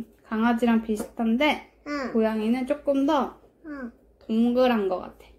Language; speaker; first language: Korean; native; Korean